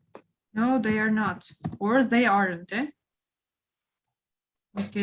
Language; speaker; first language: English; non-native, fluent; Kyrgyz